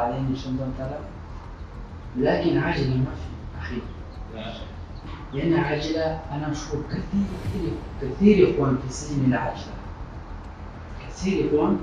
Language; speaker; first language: Arabic; non-native, learner; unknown